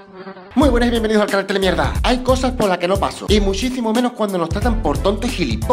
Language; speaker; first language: Spanish; native; Spanish